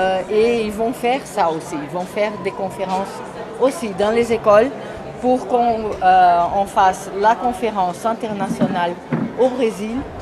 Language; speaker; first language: French; non-native, fluent; Portuguese